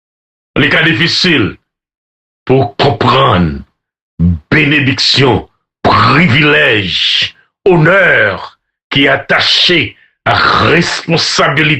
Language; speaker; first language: French; non-native, local second language; Haitian Creole